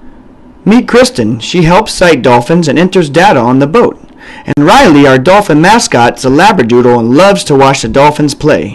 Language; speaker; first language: English; native; English